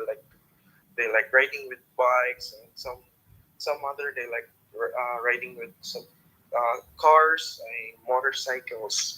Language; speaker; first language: English; non-native, learner; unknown